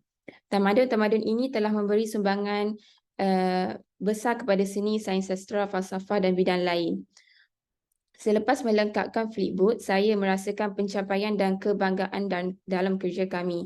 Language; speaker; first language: Malay; native; Malay